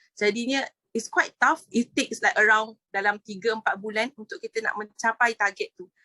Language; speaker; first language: Malay; native; Malay